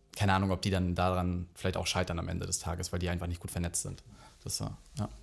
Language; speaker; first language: German; native; German